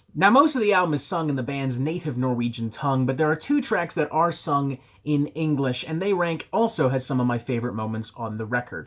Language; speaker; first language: English; native; English